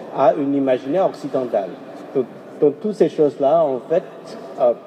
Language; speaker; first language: French; non-native, fluent; Chinese